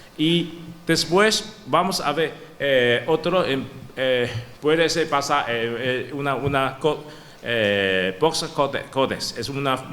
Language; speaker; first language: Spanish; non-native, learner; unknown